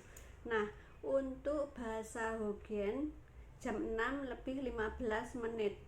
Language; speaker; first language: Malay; non-native, local second language; Javanese